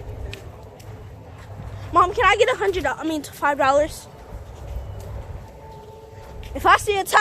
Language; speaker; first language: English; native; English